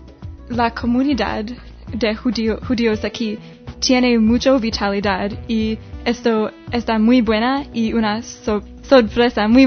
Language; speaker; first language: Spanish; non-native, learner; English